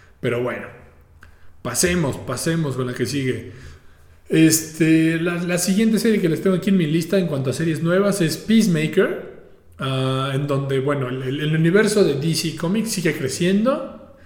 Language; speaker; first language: Spanish; native; Spanish